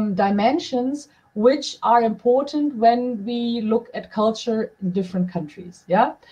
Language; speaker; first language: English; non-native, fluent; German